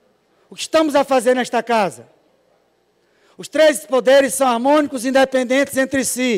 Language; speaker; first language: Portuguese; native; Portuguese